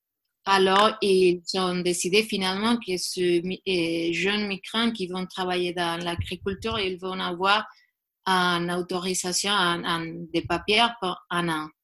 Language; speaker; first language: French; non-native, learner; Spanish